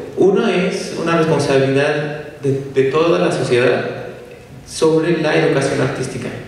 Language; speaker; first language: Spanish; native; Spanish